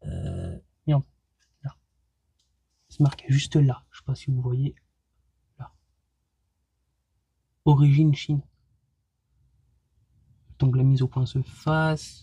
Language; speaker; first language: French; native; French